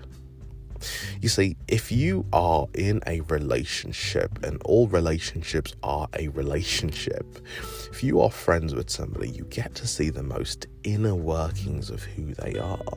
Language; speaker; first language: English; native; English